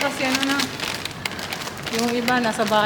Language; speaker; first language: Filipino; non-native, local second language; Hiligaynon